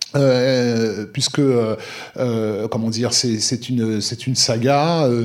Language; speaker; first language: French; native; French